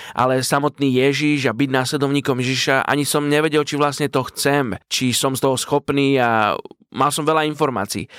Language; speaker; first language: Slovak; native; Slovak